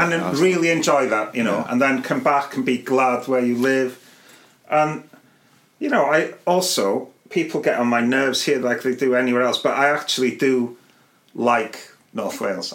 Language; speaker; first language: English; non-native, local second language; Welsh